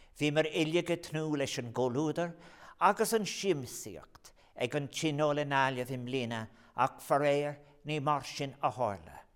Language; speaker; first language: Irish; non-native, local second language; English